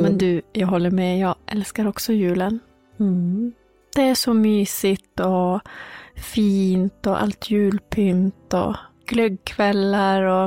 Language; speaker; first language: Swedish; native; Swedish